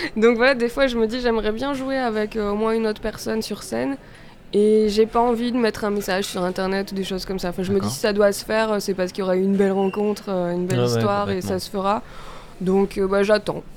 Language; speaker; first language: French; native; French